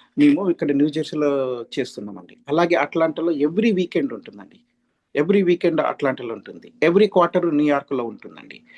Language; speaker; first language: Telugu; native; Telugu